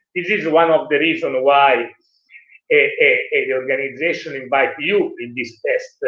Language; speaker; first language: English; non-native, learner; Italian